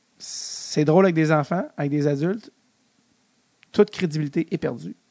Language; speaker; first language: French; native; French